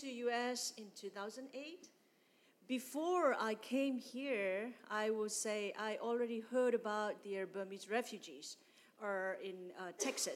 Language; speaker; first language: English; non-native, fluent; Burmese